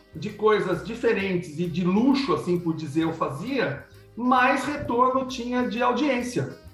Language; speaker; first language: Portuguese; native; Portuguese